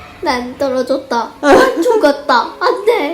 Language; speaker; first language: Korean; early bilingual, heritage; Korean